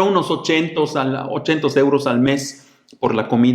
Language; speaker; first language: Spanish; non-native, fluent; German